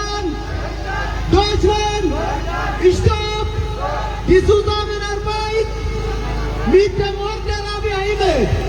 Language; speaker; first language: German; non-native, learner; Oromo